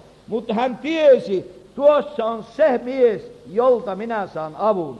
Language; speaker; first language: Finnish; native; Finnish